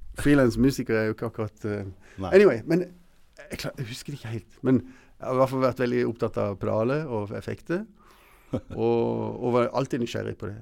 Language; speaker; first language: Norwegian; early bilingual, other home language; English